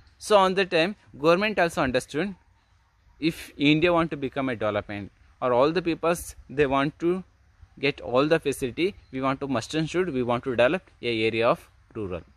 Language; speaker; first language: English; non-native, local second language; Kannada